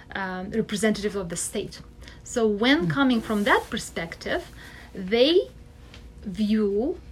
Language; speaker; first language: English; non-native, fluent; Russian